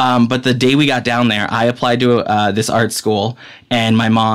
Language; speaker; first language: English; native; English